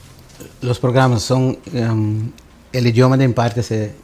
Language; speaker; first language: Spanish; non-native, learner; Papiamento